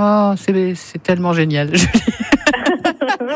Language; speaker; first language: French; native; French